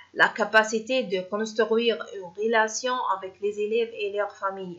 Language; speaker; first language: French; non-native, fluent; Arabic